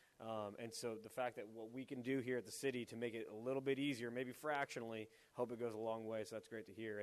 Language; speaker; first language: English; native; English